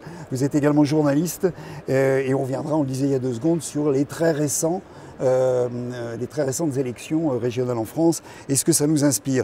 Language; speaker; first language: French; native; French